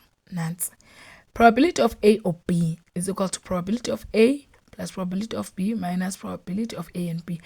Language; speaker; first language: English; non-native, local second language; Xhosa